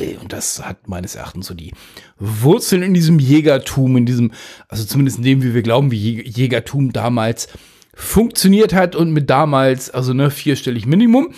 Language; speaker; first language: German; native; German